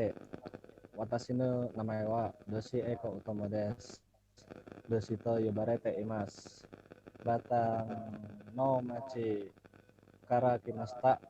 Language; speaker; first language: Japanese; non-native, learner; Indonesian